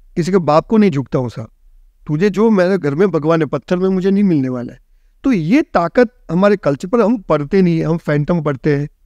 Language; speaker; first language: Hindi; non-native, local second language; Gujarati